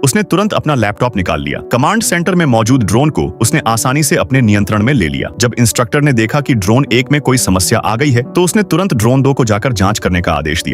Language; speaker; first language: Hindi; native; Hindi